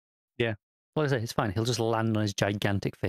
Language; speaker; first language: English; native; English